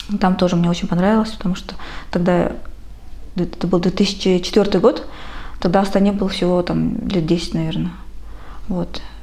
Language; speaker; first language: Russian; native; Russian